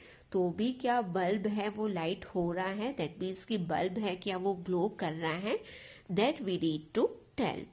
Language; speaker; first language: Hindi; non-native, local second language; Gujarati